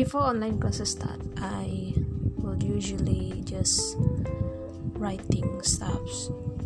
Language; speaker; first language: English; non-native, local second language; Malay